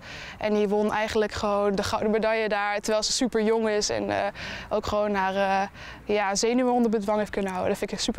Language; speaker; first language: Dutch; native; Dutch